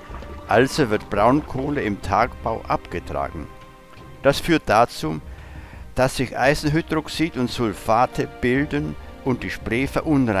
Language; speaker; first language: German; native; German